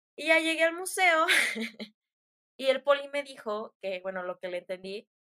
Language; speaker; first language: Spanish; native; Spanish